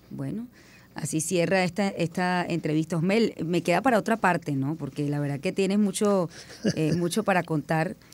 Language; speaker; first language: Spanish; native; Spanish